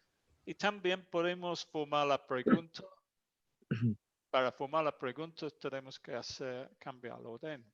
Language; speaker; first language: Spanish; non-native, fluent; English